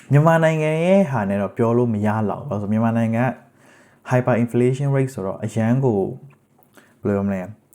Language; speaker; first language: Burmese; native; Burmese